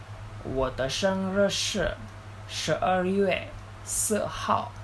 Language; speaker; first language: Chinese; non-native, learner; Indonesian